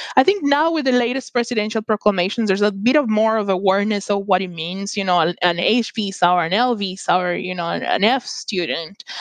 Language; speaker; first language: English; non-native, fluent; Spanish